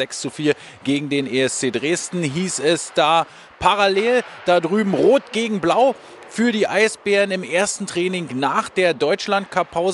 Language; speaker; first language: German; native; German